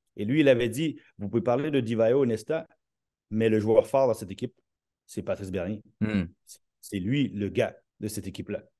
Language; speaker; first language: French; native; French